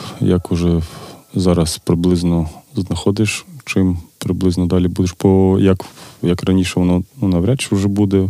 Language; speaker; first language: Ukrainian; non-native, local second language; Russian